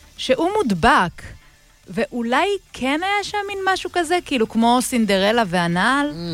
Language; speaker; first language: Hebrew; native; Hebrew